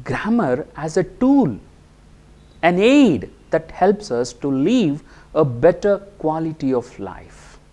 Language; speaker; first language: English; non-native, local second language; Kannada